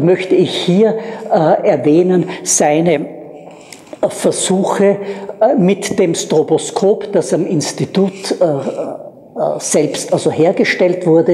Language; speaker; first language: German; native; German